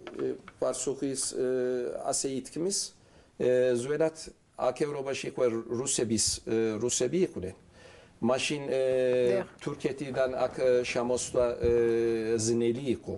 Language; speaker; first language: Georgian; early bilingual, heritage; Turkish